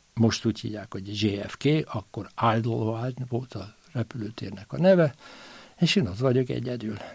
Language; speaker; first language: Hungarian; native; Hungarian